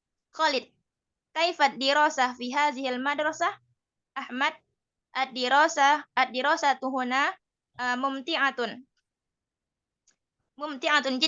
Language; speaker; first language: Arabic; non-native, learner; Indonesian